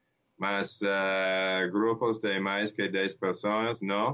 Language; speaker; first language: Portuguese; non-native, learner; English